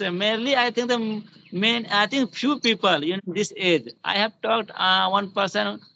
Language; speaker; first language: English; non-native, learner; Hindi